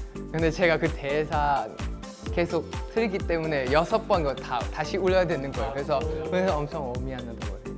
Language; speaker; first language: Korean; non-native, fluent; Thai